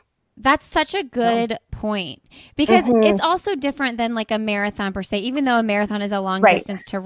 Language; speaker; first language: English; native; English